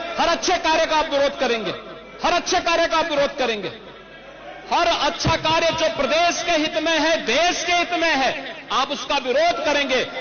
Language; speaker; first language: Hindi; native; Hindi